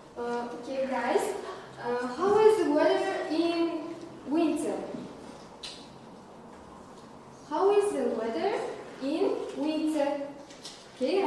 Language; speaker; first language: English; non-native, learner; Kazakh